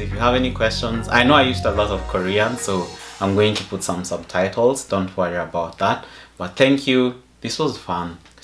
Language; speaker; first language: English; non-native, local second language; Gusii